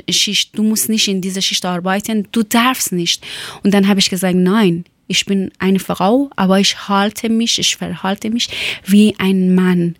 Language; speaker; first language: German; non-native, learner; Persian